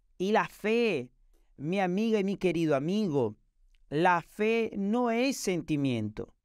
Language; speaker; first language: Spanish; non-native, fluent; Portuguese